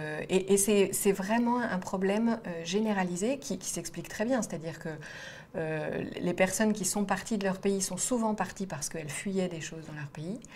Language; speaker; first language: French; native; French